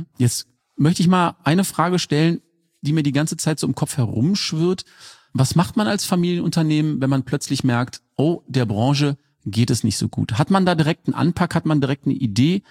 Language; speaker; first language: German; native; German